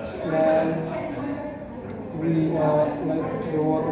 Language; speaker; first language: English; non-native, learner; Indonesian